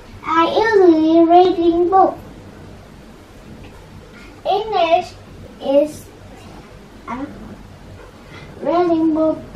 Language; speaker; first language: English; non-native, learner; Vietnamese